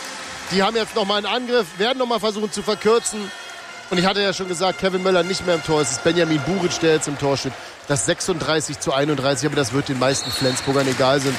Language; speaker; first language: German; native; German